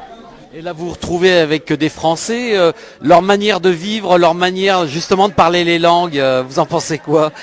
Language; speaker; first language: French; native; French